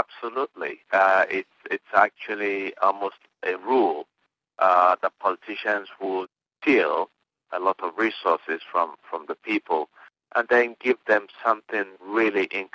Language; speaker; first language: English; non-native, local second language; Igbo